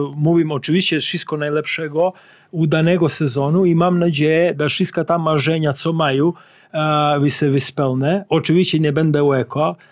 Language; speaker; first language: Polish; non-native, learner; Serbian